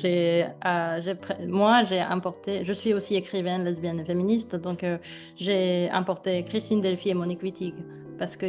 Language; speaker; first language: French; non-native, fluent; Korean